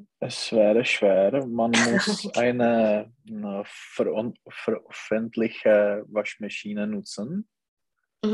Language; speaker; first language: German; non-native, learner; Czech